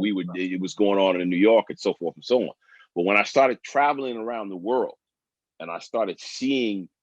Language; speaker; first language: English; native; English